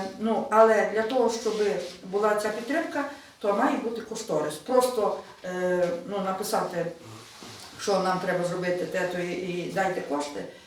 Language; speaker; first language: Ukrainian; native; Ukrainian